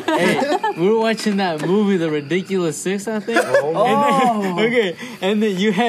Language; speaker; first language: English; early bilingual, other home language; Spanish